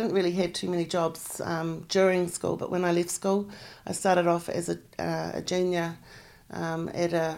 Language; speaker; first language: English; native; English